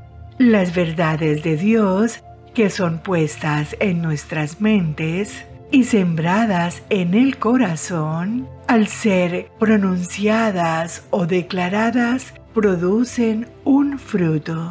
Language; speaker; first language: Spanish; native; Spanish